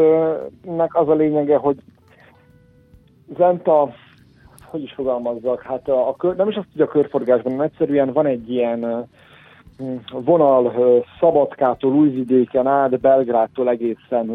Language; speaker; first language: Hungarian; native; Hungarian